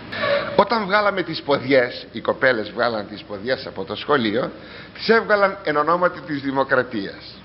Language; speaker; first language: Greek; native; Greek